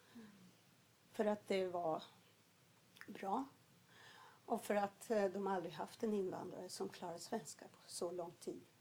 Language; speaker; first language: Swedish; early bilingual, other home language; Polish